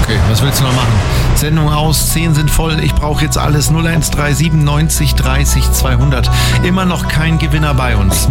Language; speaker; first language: German; native; German